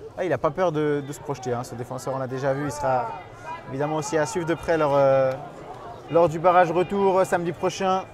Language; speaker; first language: French; native; French